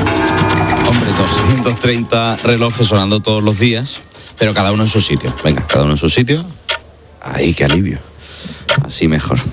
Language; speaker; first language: Spanish; native; Spanish